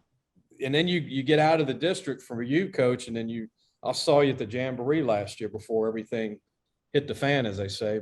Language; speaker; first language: English; native; English